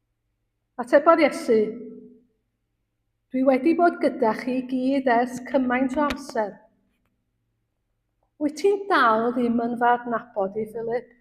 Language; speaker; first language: Welsh; native; Welsh